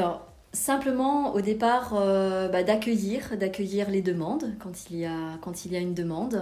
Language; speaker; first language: French; native; French